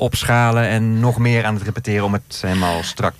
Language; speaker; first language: Dutch; native; Dutch